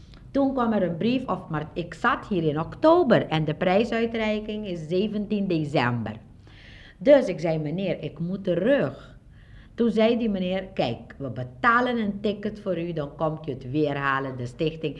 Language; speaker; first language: Dutch; non-native, local second language; Papiamento